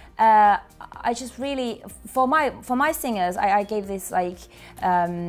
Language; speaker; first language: English; non-native, fluent; Finnish